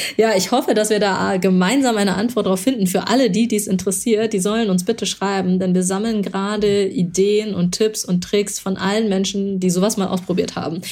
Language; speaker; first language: German; early bilingual, other home language; Chinese